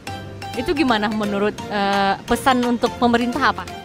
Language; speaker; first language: Indonesian; native; Indonesian